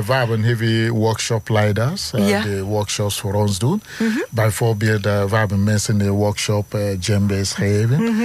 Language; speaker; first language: Dutch; non-native, fluent; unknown